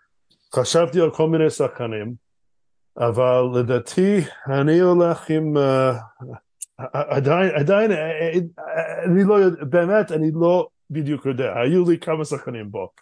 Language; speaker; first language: Hebrew; non-native, fluent; English